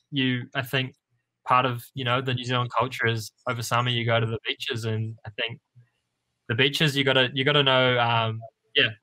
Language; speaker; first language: English; native; English